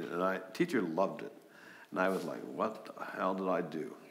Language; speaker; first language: English; native; English